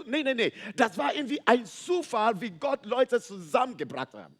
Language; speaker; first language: German; non-native, fluent; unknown